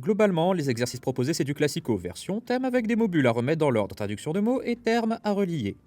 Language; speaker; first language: French; native; French